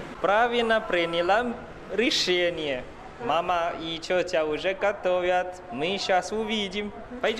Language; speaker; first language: Russian; non-native, fluent; Chinese